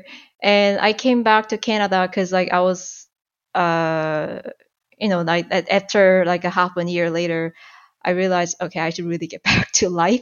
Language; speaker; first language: English; non-native, fluent; Korean